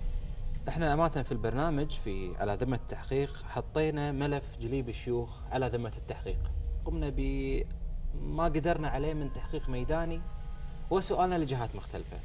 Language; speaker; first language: Arabic; native; Arabic